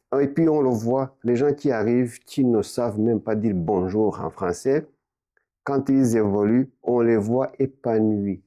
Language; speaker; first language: French; non-native, local second language; Kinyarwanda